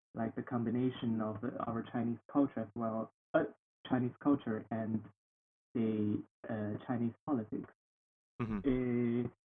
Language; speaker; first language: English; non-native, learner; Chinese